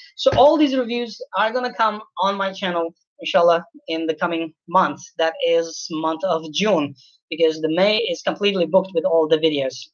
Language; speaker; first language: English; non-native, local second language; Urdu